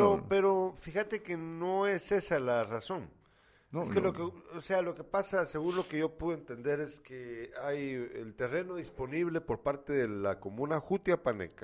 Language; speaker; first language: Spanish; native; Spanish